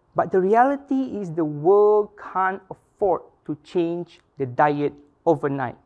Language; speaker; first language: English; non-native, local second language; Malay